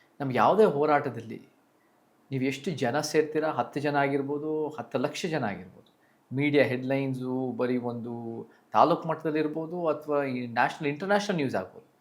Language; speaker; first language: Kannada; early bilingual, heritage; Kannada